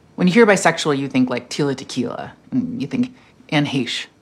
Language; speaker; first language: English; early bilingual, other home language; Persian